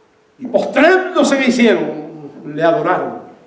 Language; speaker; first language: Spanish; native; Spanish